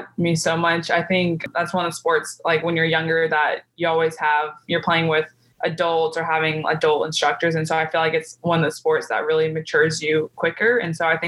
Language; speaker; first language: English; native; English